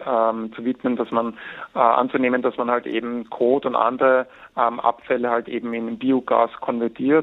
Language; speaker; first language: German; native; German